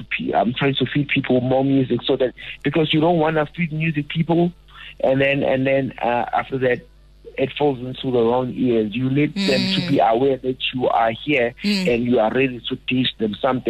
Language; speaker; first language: English; non-native, local second language; Zulu